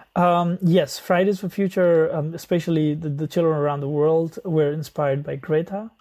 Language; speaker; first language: English; non-native, local second language; Nepali